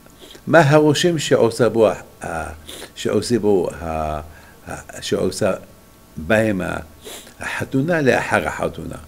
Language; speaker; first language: Hebrew; non-native, fluent; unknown